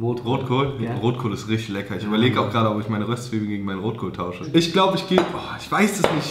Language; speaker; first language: German; native; German